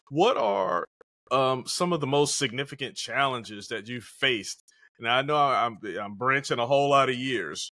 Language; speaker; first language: English; native; English